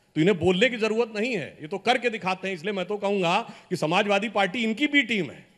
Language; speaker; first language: Hindi; native; Hindi